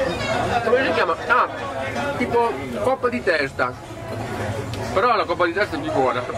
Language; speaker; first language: Italian; native; Italian